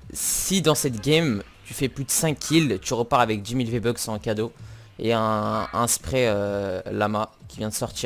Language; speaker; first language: French; native; French